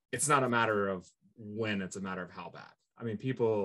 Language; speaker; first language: English; native; English